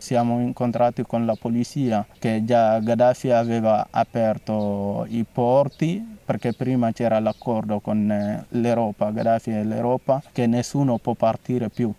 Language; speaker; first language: Italian; non-native, fluent; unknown